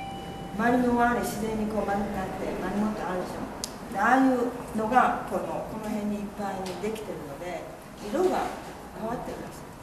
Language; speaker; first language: Japanese; native; Japanese